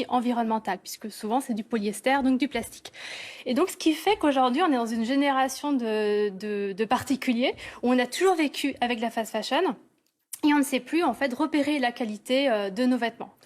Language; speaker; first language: French; native; French